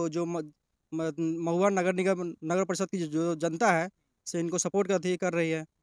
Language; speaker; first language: Hindi; native; Hindi